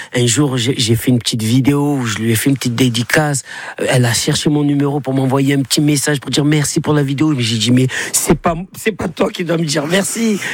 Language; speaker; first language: French; native; French